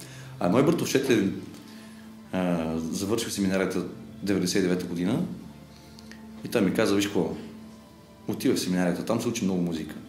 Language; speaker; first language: Bulgarian; native; Bulgarian